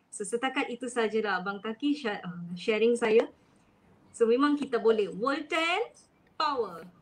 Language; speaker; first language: Malay; non-native, local second language; Tamil